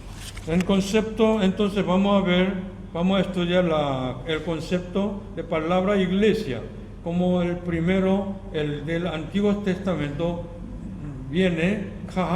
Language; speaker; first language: Spanish; non-native, learner; Korean